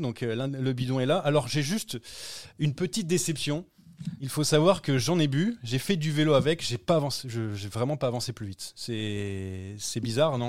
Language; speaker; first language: French; native; French